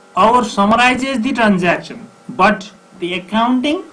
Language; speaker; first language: English; non-native, local second language; Nepali